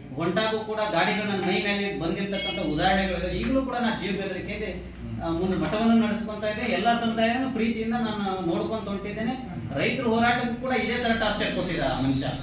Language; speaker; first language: Kannada; non-native, local second language; Lambadi